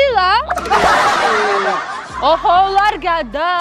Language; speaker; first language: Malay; non-native, learner; Russian